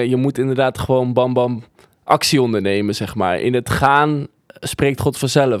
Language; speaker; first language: Dutch; native; Dutch